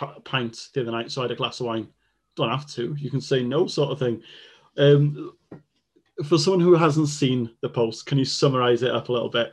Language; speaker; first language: English; non-native, local second language; Welsh